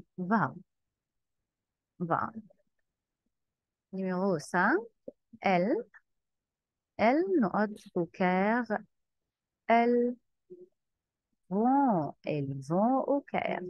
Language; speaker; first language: French; non-native, fluent; Arabic